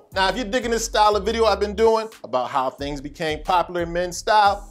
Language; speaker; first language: English; native; English